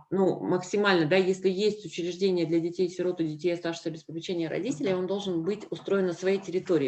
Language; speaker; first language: Russian; native; Russian